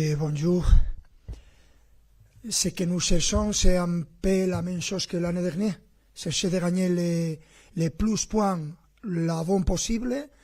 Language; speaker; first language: French; non-native, fluent; Spanish